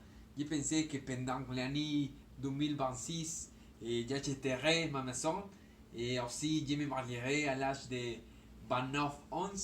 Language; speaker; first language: French; non-native, learner; Spanish